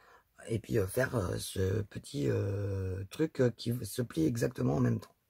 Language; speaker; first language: French; native; French